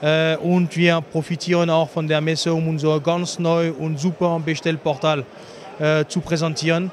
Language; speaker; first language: German; non-native, fluent; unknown